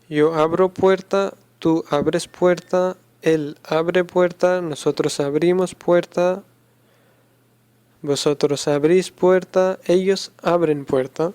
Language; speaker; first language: Spanish; non-native, fluent; Urdu